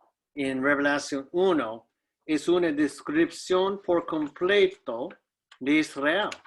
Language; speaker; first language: Spanish; non-native, fluent; English